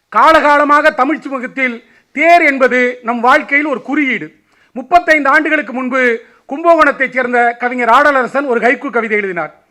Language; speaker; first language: Tamil; native; Tamil